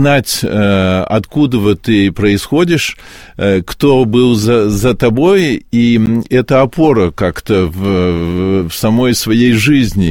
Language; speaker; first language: Russian; early bilingual, heritage; Russian